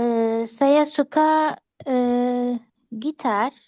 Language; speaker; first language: Indonesian; non-native, learner; Turkish